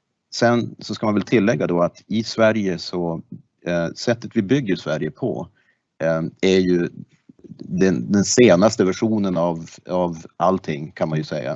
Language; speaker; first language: Swedish; native; Swedish